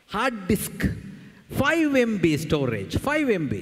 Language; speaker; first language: English; non-native, local second language; Sinhala